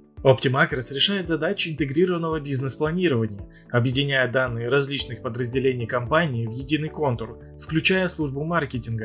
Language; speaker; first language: Russian; native; Russian